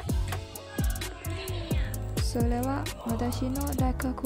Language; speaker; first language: Japanese; non-native, learner; Thai